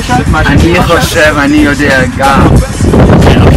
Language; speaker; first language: Hebrew; non-native, learner; English